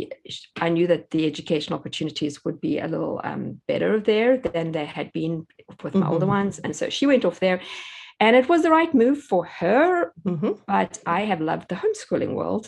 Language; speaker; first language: English; native; English